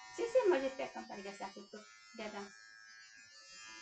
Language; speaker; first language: French; non-native, learner; Spanish